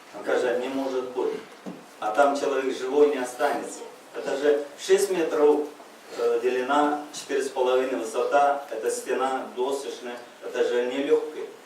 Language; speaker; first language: Russian; non-native, local second language; Uzbek